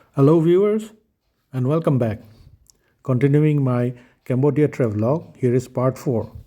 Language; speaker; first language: English; non-native, local second language; Assamese